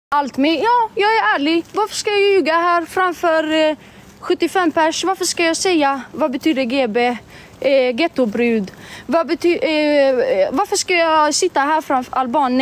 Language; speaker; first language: Swedish; early bilingual, other home language; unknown